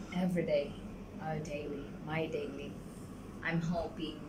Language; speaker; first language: English; non-native, local second language; Cebuano